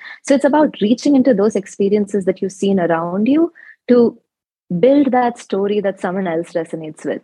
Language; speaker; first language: English; non-native, local second language; Malayalam